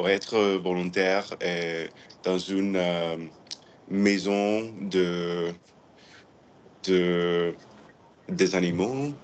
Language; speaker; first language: French; non-native, learner; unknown